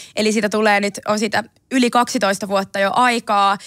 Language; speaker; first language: Finnish; native; Finnish